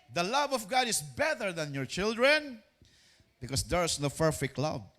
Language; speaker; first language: English; non-native, local second language; Filipino